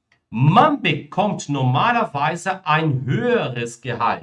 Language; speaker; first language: German; non-native, fluent; Portuguese